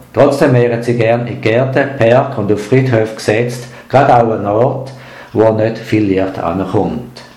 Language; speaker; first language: German; native; German